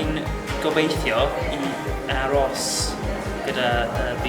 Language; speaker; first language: Welsh; non-native, local second language; English